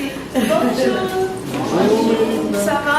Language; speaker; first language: French; non-native, fluent; English